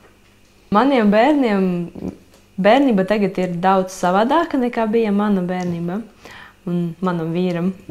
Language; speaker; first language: Latvian; non-native, local second language; Russian